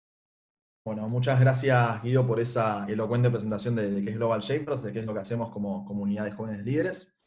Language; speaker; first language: Spanish; native; Spanish